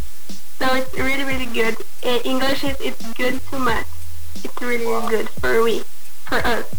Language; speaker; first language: English; non-native, learner; Portuguese